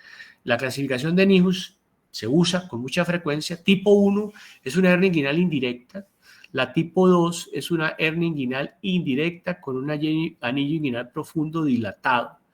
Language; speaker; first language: Spanish; native; Spanish